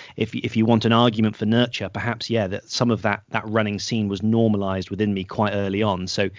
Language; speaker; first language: English; native; English